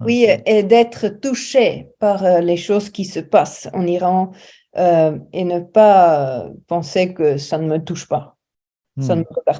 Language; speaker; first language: French; non-native, fluent; German